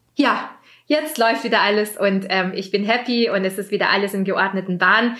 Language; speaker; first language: German; early bilingual, other home language; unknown